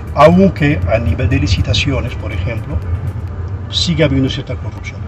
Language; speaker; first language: Spanish; non-native, fluent; Arabic